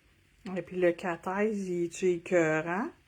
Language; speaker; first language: French; native; French